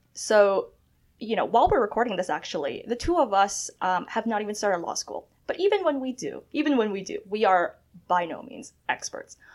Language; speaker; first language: English; early bilingual, other home language; Chinese